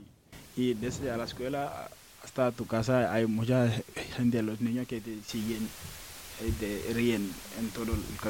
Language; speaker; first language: Spanish; non-native, learner; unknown